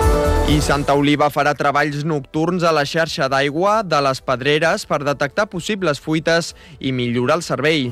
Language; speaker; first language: Catalan; native; Catalan